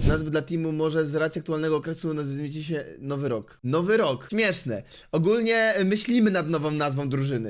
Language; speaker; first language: Polish; native; Polish